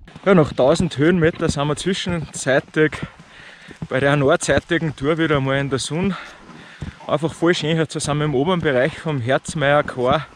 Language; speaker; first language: German; native; German